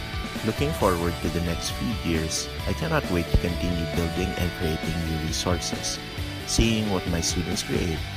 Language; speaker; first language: English; non-native, local second language; Filipino